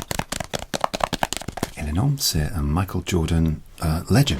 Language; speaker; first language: French; non-native, learner; English